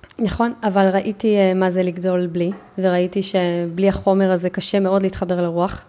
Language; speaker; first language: Hebrew; native; Hebrew